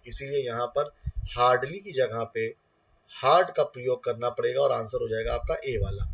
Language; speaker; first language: Hindi; native; Hindi